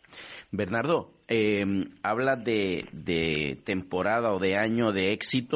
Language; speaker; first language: Spanish; native; Spanish